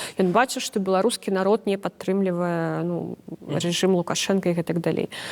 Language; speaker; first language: Belarusian; non-native, local second language; Russian